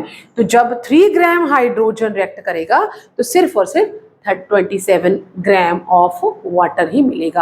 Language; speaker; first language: Hindi; native; Hindi